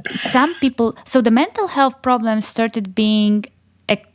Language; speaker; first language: English; non-native, fluent; Polish